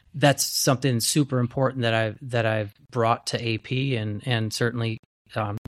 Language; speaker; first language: English; native; English